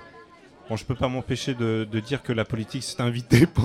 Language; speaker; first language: French; native; French